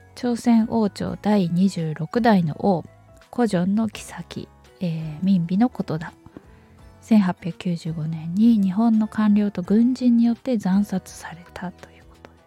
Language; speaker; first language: Japanese; native; Japanese